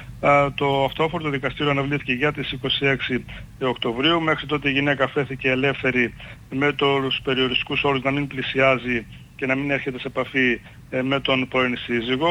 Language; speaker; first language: Greek; native; Greek